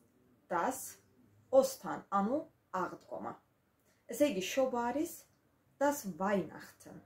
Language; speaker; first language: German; non-native, fluent; Georgian